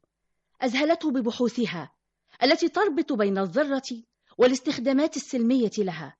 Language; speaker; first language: Arabic; native; Arabic